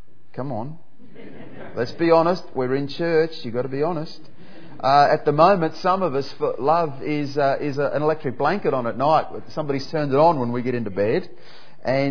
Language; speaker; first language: English; native; English